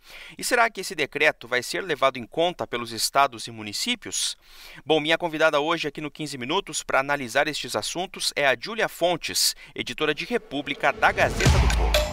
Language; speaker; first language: Portuguese; native; Portuguese